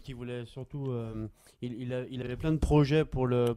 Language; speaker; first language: French; native; French